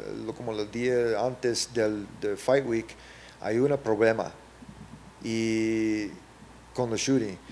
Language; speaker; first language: Spanish; non-native, learner; English